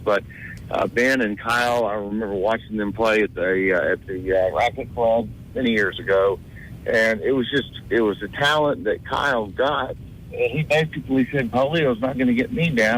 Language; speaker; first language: English; native; English